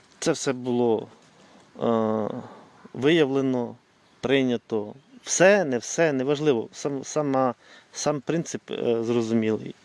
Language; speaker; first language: Ukrainian; non-native, local second language; Russian